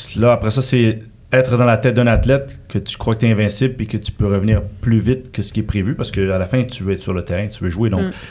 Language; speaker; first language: French; native; French